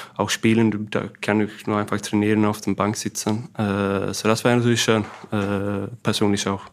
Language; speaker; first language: German; non-native, fluent; Swedish